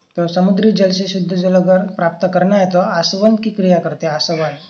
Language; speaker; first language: Hindi; non-native, local second language; Marathi